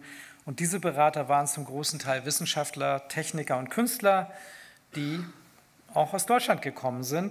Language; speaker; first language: German; native; German